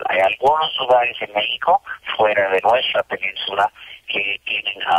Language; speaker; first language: Spanish; non-native, fluent; English